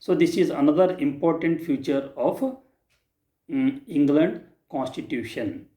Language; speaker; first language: English; non-native, local second language; Kannada